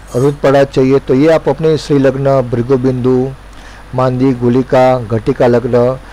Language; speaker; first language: Hindi; non-native, local second language; Gujarati